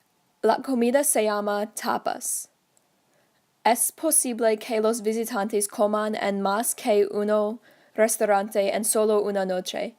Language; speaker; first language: Spanish; non-native, learner; English